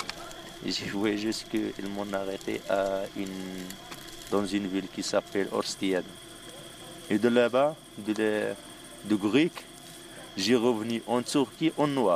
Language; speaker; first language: French; non-native, local second language; Arabic